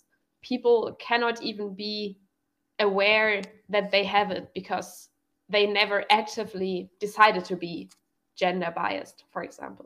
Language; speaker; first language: English; non-native, fluent; German